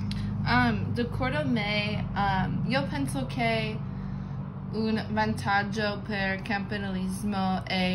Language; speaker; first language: Italian; non-native, learner; English